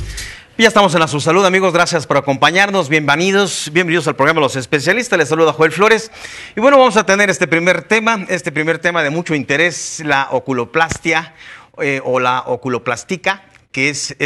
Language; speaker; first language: Spanish; native; Spanish